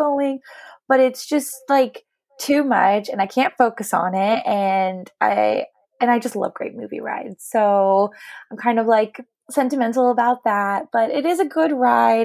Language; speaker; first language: English; native; English